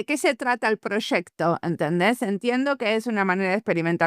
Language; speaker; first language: Spanish; native; Spanish